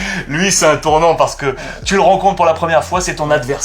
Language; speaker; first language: French; native; French